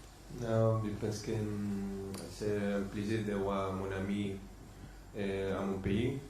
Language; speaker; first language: French; non-native, fluent; Spanish